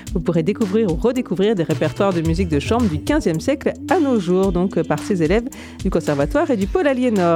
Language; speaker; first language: French; native; French